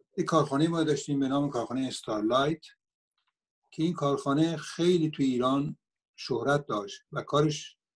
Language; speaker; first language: Persian; native; Persian